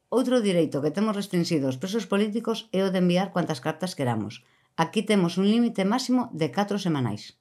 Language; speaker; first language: Galician; native; Galician